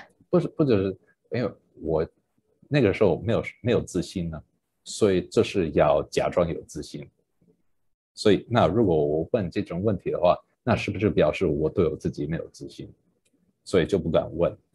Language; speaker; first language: Chinese; non-native, fluent; English